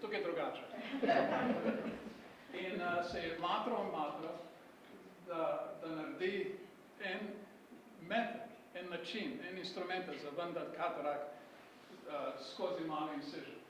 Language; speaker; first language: Slovenian; early bilingual, heritage; Slovenian